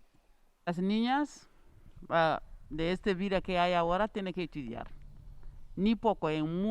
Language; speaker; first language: Spanish; non-native, learner; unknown